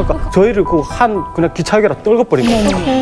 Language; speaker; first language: Korean; native; Korean